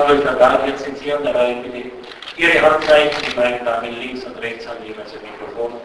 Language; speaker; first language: German; native; German